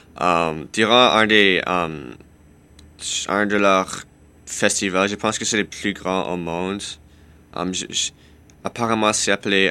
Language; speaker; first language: French; non-native, local second language; English